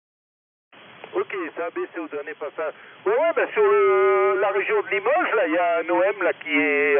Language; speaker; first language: French; native; French